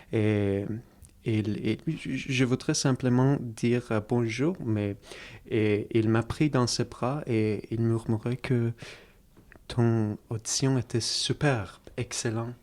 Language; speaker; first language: French; non-native, fluent; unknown